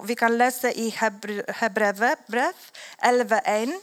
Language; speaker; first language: Swedish; non-native, learner; Polish